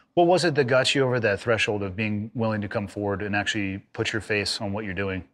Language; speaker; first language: English; native; English